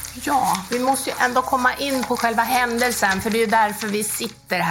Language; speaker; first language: Swedish; native; Swedish